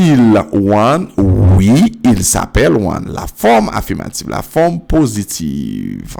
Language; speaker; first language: French; non-native, fluent; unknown